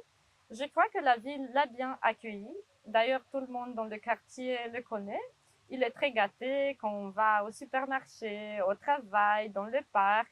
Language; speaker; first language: French; non-native, fluent; Romanian